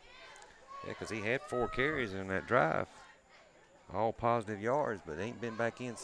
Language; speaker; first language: English; native; English